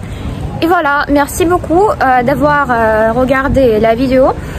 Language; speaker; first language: French; non-native, fluent; Russian